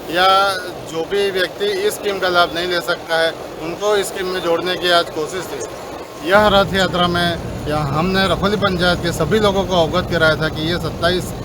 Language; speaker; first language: Hindi; non-native, local second language; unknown